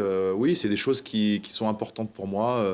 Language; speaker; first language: French; native; French